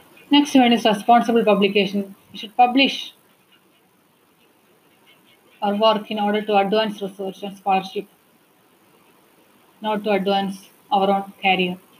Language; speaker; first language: English; non-native, local second language; Malayalam